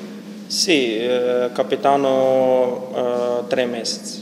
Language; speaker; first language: Italian; non-native, learner; Croatian